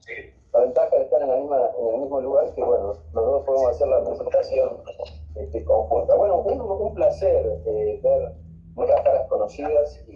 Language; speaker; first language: Spanish; native; Spanish